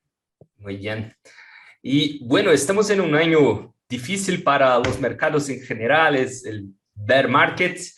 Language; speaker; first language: Spanish; non-native, fluent; Portuguese